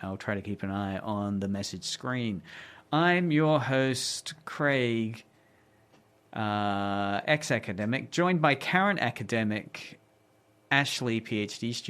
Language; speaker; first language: English; native; English